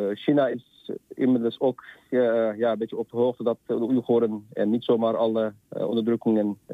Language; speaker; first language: Dutch; non-native, fluent; Uyghur